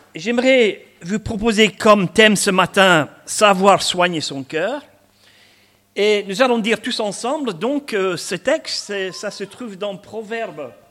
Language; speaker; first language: French; non-native, fluent; English